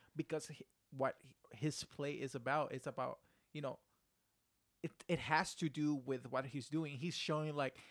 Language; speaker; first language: English; non-native, fluent; Spanish